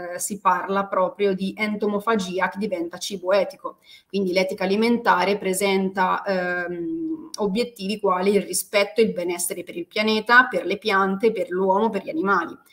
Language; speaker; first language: Italian; native; Italian